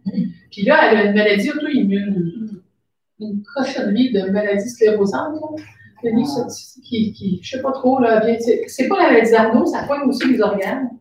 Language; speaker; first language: French; native; French